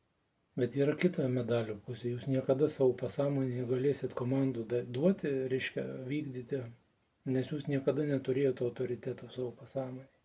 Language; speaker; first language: Lithuanian; native; Lithuanian